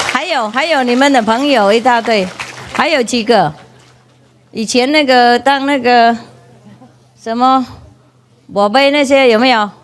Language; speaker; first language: Chinese; non-native, fluent; Vietnamese